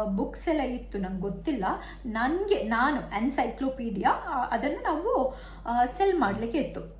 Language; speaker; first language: Kannada; non-native, local second language; Tulu